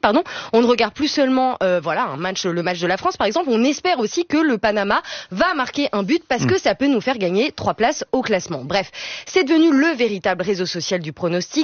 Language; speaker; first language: French; native; French